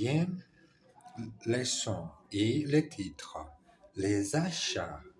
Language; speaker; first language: French; non-native, learner; Portuguese